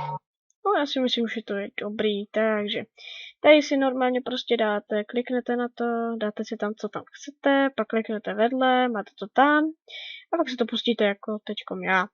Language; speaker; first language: Czech; native; Czech